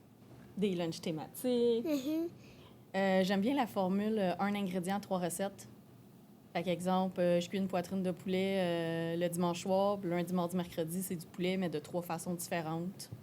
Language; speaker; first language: French; native; French